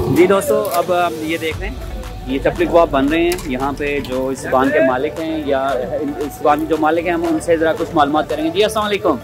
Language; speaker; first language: Urdu; non-native, local second language; Northern Hindko